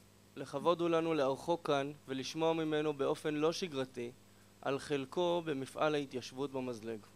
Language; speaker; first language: Hebrew; native; Hebrew